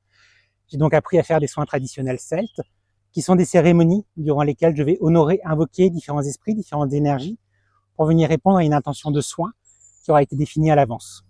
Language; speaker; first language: French; native; French